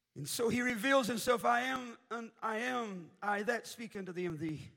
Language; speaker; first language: English; early bilingual, other home language; Portuguese